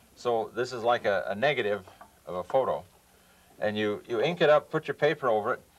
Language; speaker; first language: English; native; English